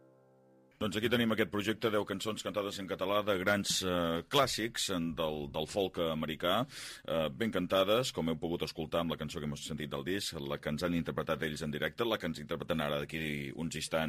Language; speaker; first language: Catalan; native; Catalan